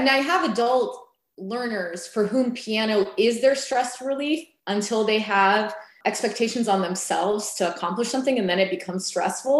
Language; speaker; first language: English; native; English